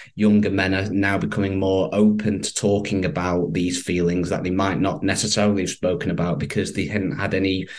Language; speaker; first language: English; native; English